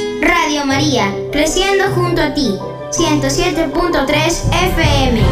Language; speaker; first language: Spanish; native; Spanish